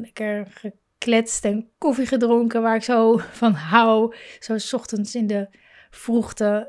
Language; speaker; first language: Dutch; native; Dutch